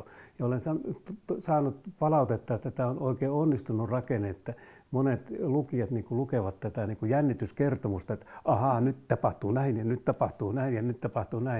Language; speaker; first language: Finnish; native; Finnish